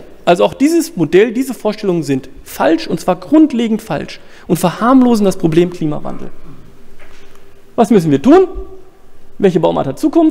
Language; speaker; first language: German; native; German